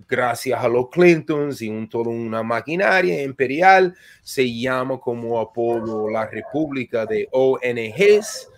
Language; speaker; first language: Spanish; non-native, fluent; English